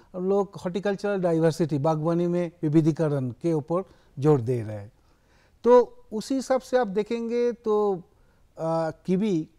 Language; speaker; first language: Hindi; non-native, local second language; Bangla